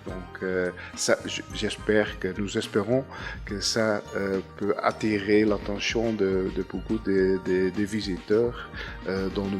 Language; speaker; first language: French; non-native, fluent; Dutch